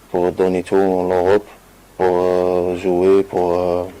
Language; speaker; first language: French; non-native, learner; Arabic